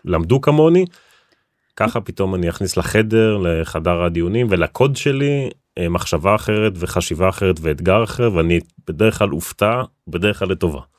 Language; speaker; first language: Hebrew; native; Hebrew